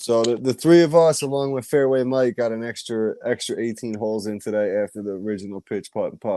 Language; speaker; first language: English; native; English